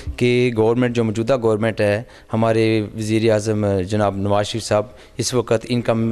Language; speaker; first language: Urdu; non-native, local second language; Punjabi